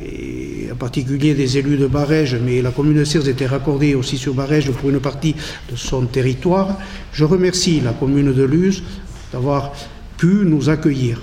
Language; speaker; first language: French; native; French